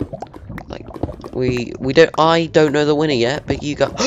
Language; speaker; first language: English; native; English